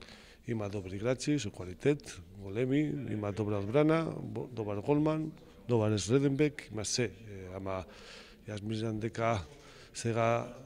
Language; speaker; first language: Macedonian; non-native, learner; Spanish